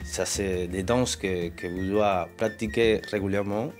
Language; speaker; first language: French; non-native, learner; Spanish